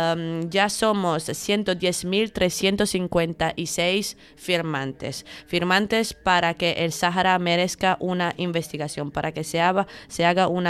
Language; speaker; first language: Spanish; native; Spanish